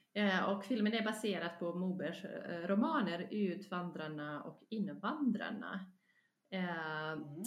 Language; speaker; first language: Swedish; non-native, fluent; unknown